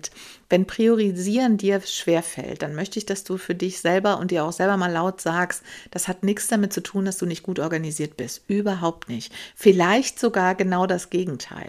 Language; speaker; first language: German; native; German